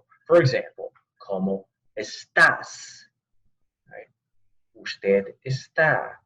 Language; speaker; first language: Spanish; non-native, fluent; English